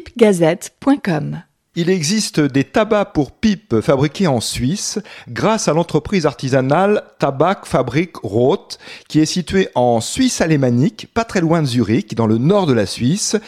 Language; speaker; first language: French; native; French